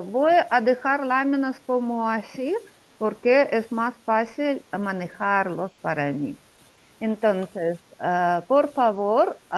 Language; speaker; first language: Spanish; non-native, learner; Russian